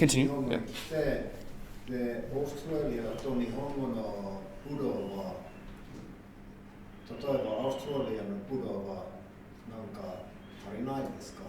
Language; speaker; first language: Japanese; non-native, learner; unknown